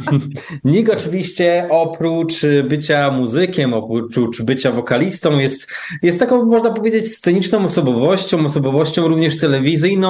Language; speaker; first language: Polish; native; Polish